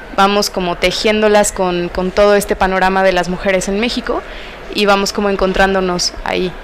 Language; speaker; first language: Spanish; native; Spanish